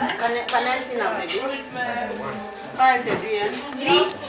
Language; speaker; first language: Norwegian; non-native, learner; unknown